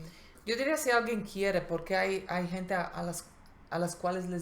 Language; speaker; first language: Spanish; non-native, fluent; Slovak